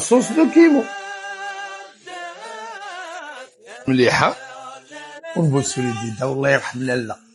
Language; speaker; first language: Arabic; native; Arabic